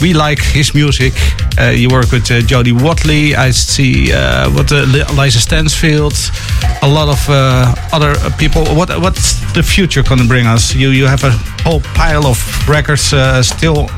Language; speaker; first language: English; non-native, fluent; Dutch